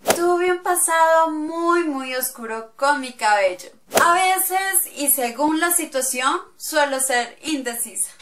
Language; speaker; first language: Spanish; native; Spanish